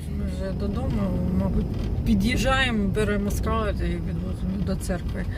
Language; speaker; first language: Ukrainian; non-native, local second language; Russian